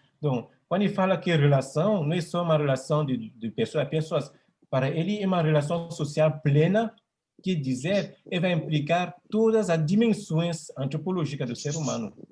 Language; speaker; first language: Portuguese; non-native, fluent; French